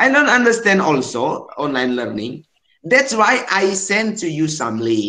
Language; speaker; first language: English; non-native, learner; Indonesian